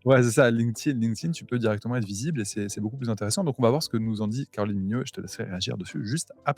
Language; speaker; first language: French; native; French